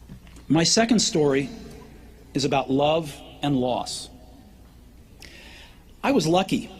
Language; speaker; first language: English; native; English